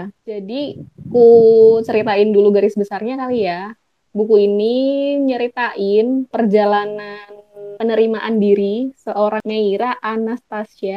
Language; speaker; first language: Indonesian; native; Indonesian